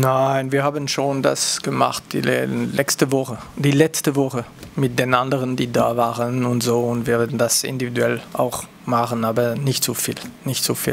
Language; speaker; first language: German; non-native, local second language; French